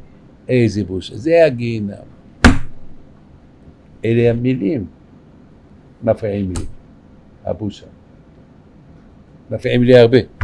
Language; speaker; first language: Hebrew; non-native, fluent; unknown